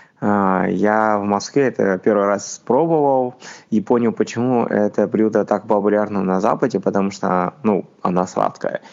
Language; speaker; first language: Russian; non-native, fluent; Chinese